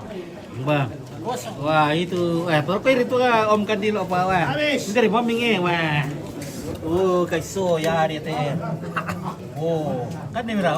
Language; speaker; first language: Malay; non-native, local second language; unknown